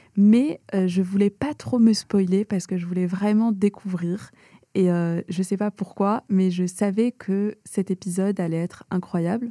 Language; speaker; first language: French; early bilingual, other home language; Arabic